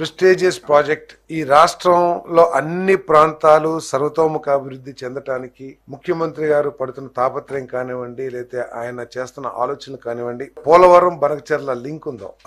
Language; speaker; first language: Telugu; native; Telugu